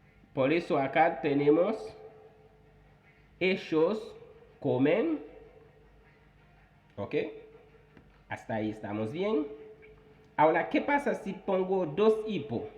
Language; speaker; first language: Spanish; non-native, fluent; Haitian Creole